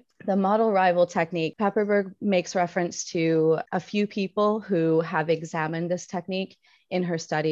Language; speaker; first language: English; native; English